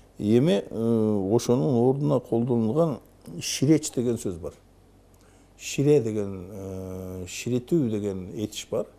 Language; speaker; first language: Kyrgyz; native; Kyrgyz